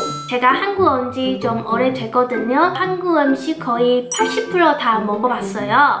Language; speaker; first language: Korean; non-native, fluent; Chinese